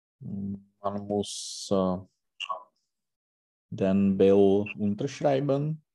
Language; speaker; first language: German; non-native, learner; Czech